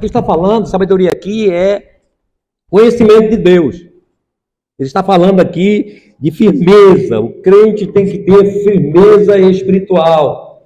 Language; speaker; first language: Portuguese; native; Portuguese